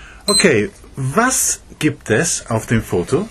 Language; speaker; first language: German; non-native, fluent; English